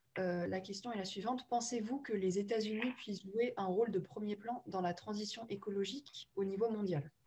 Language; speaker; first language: French; native; French